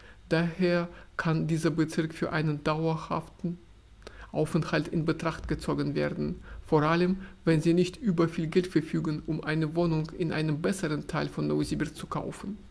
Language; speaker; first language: German; non-native, fluent; Russian